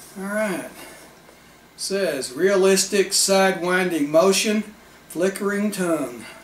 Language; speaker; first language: English; native; English